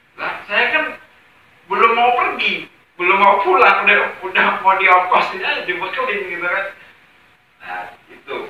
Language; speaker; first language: Indonesian; non-native, local second language; Javanese